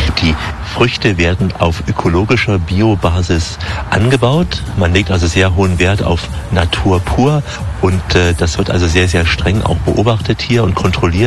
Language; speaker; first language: German; native; German